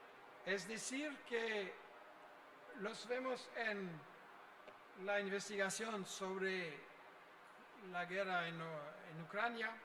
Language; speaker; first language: Spanish; non-native, fluent; French